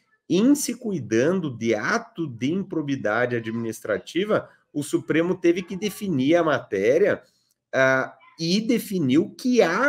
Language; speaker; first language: Portuguese; native; Portuguese